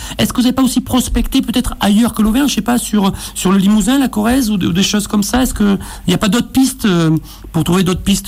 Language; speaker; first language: French; native; French